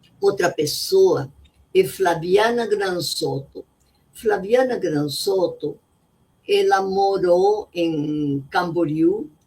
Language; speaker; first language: Portuguese; non-native, fluent; Spanish